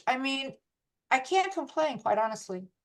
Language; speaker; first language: English; native; English